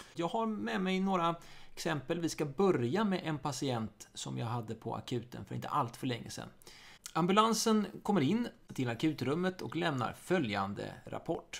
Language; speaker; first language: Swedish; native; Swedish